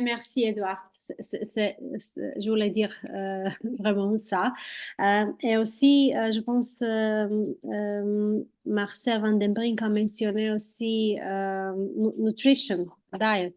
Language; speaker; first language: French; non-native, fluent; Croatian